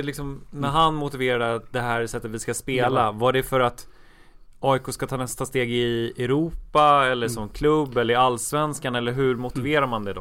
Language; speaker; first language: Swedish; native; Swedish